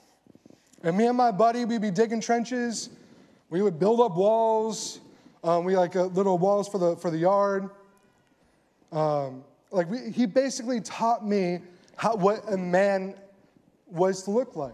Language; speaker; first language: English; native; English